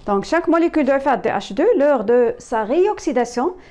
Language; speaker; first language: French; non-native, local second language; Arabic